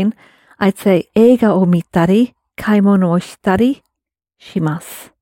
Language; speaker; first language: Japanese; non-native, fluent; English